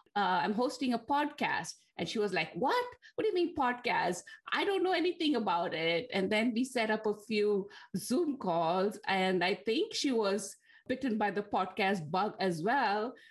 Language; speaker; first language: English; non-native, local second language; Tamil